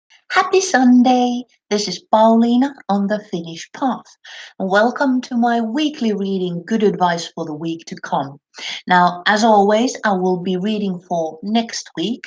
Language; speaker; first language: English; non-native, fluent; Finnish